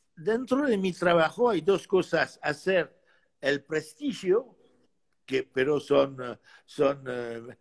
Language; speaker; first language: Spanish; non-native, fluent; French